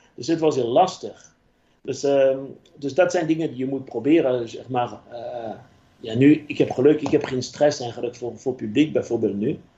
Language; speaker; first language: Dutch; non-native, fluent; French